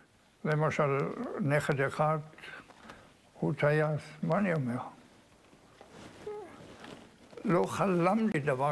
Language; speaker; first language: Hebrew; non-native, learner; German